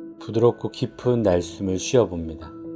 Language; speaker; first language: Korean; native; Korean